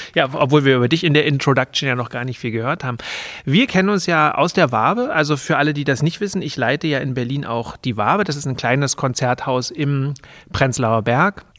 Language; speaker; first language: German; native; German